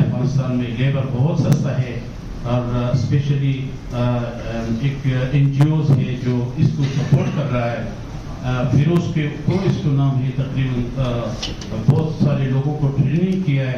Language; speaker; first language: Hindi; non-native, fluent; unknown